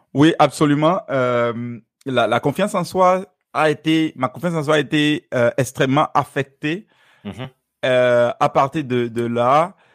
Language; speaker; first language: French; non-native, local second language; Fon